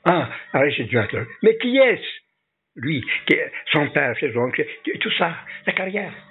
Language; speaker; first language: French; non-native, local second language; Kabyle